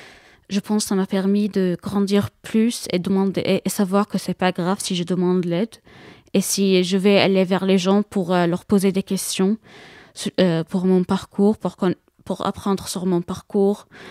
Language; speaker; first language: French; non-native, fluent; Arabic